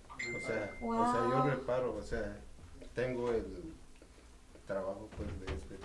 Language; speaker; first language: Spanish; non-native, local second language; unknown